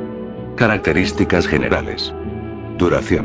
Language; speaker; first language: Spanish; native; Spanish